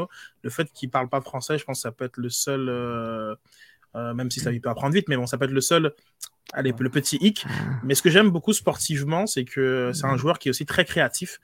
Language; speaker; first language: French; native; French